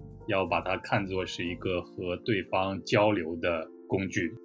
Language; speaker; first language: Chinese; native; Chinese